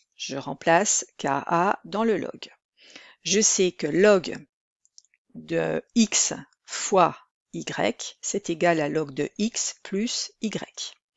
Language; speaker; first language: French; native; French